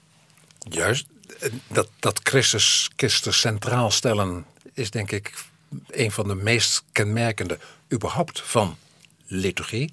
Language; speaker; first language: Dutch; native; Dutch